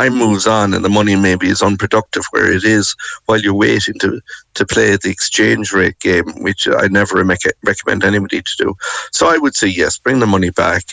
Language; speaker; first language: English; native; English